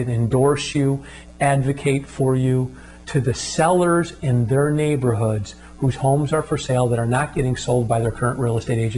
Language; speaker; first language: English; native; English